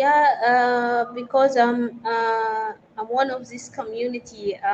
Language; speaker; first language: English; non-native, fluent; Arabic